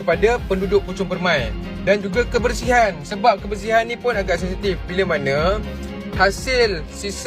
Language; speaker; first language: Malay; native; Malay